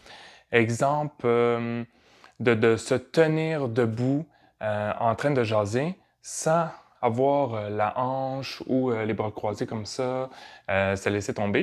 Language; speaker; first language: French; native; French